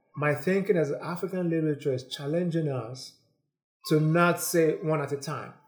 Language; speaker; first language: English; non-native, local second language; Igbo